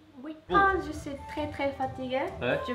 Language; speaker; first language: French; non-native, learner; Japanese